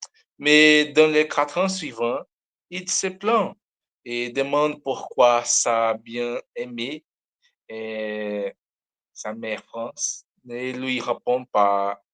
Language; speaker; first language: French; non-native, learner; Portuguese